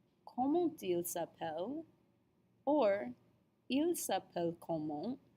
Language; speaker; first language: French; non-native, fluent; English